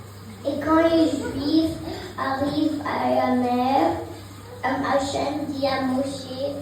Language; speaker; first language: French; early bilingual, heritage; French